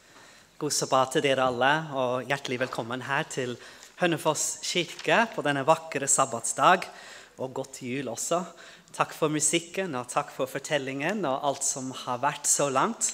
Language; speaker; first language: Norwegian; non-native, fluent; English